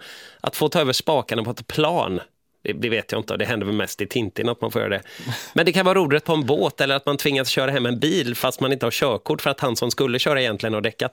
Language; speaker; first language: Swedish; native; Swedish